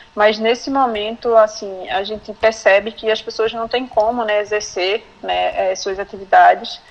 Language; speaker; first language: Portuguese; native; Portuguese